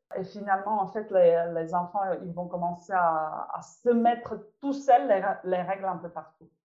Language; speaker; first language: French; non-native, fluent; Czech